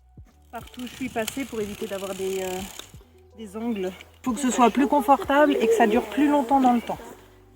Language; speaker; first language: French; native; French